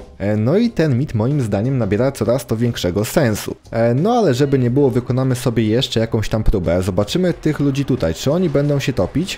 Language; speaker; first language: Polish; native; Polish